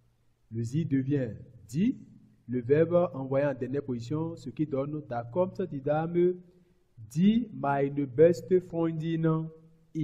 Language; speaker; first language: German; non-native, fluent; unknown